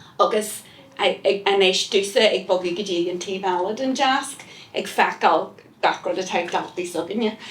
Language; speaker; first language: Irish; non-native, local second language; English